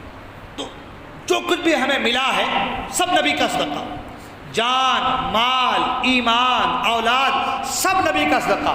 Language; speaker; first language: Urdu; native; Urdu